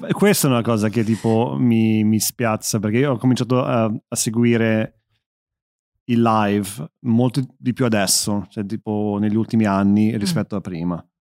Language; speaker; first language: Italian; early bilingual, other home language; English